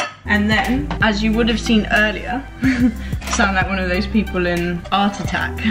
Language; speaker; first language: English; early bilingual, other home language; Spanish